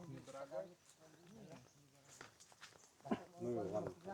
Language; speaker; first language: Russian; native; Russian